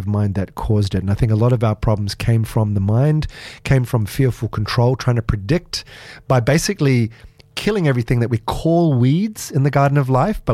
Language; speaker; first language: English; native; English